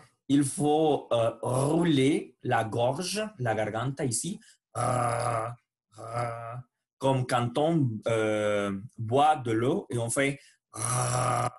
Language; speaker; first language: French; non-native, learner; Spanish